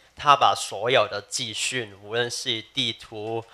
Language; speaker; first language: Chinese; non-native, local second language; Cantonese